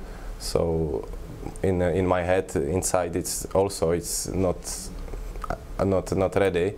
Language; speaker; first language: English; non-native, learner; Czech